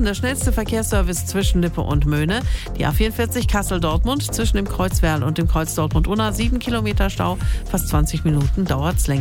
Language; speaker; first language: German; native; German